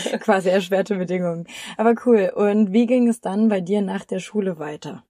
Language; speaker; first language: German; native; German